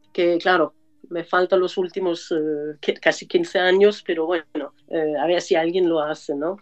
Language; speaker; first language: Spanish; non-native, fluent; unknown